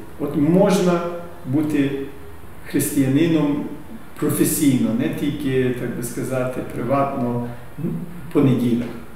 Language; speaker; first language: Ukrainian; early bilingual, heritage; Ukrainian